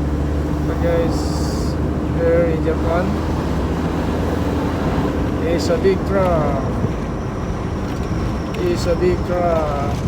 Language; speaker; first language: English; non-native, learner; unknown